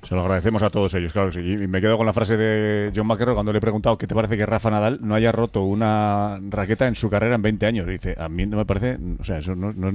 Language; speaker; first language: Spanish; native; Spanish